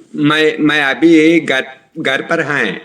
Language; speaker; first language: Hindi; non-native, learner; Telugu